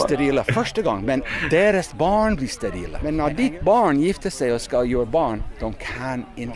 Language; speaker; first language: Swedish; non-native, fluent; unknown